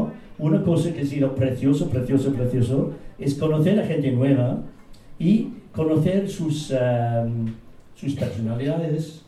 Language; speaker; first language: Spanish; non-native, fluent; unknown